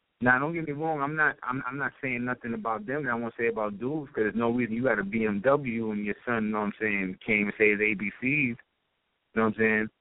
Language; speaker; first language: English; native; English